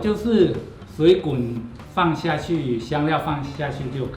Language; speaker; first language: Chinese; non-native, fluent; Thai